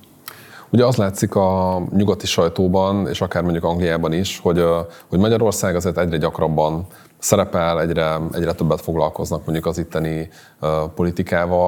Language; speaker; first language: Hungarian; native; Hungarian